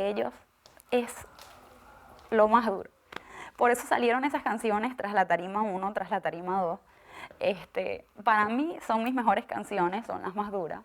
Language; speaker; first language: Spanish; native; Spanish